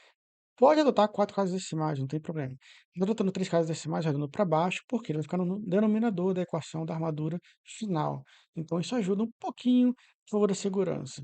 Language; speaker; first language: Portuguese; native; Portuguese